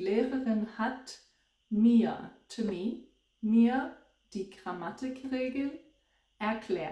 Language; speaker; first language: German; non-native, fluent; English